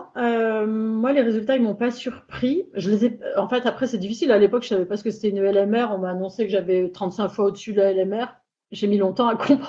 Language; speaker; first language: French; native; French